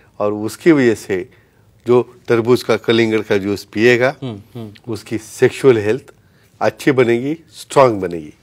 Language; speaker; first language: Hindi; non-native, local second language; Marathi